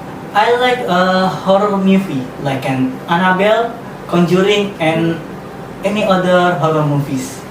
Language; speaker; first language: English; non-native, learner; Indonesian